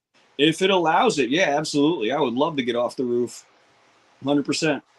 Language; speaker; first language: English; native; English